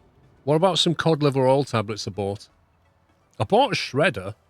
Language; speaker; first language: English; native; English